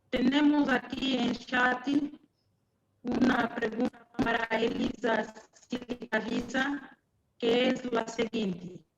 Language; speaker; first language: Spanish; non-native, fluent; Portuguese